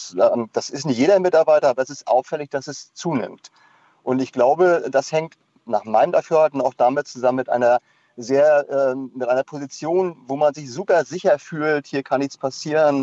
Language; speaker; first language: German; native; German